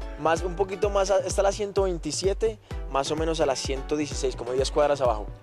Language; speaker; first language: Spanish; native; Spanish